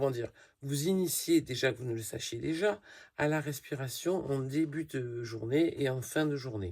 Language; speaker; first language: French; native; French